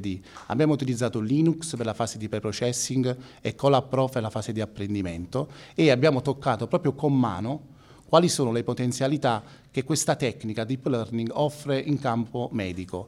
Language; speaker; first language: Italian; native; Italian